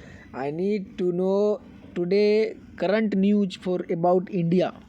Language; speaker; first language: English; non-native, learner; Hindi